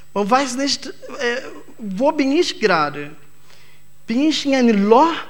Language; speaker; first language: German; non-native, fluent; Portuguese